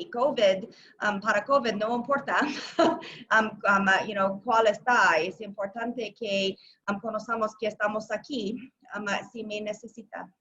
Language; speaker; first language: Spanish; non-native, learner; English